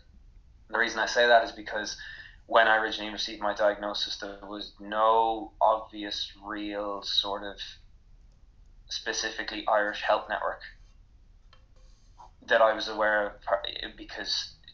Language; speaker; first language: English; native; English